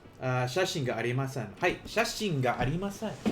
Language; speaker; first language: Japanese; non-native, learner; English